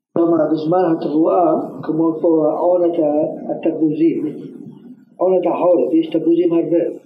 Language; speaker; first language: Hebrew; non-native, fluent; Arabic